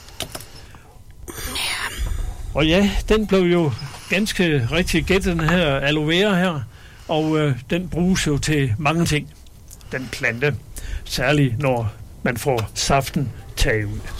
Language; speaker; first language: Danish; native; Danish